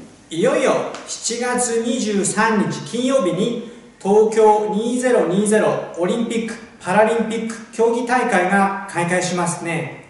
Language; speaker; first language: Japanese; native; Japanese